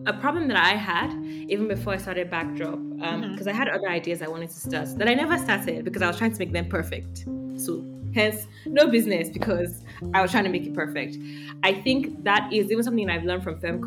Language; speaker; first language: English; non-native, local second language; Yoruba